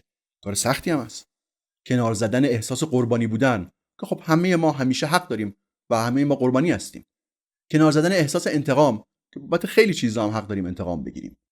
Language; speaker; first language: Persian; native; Persian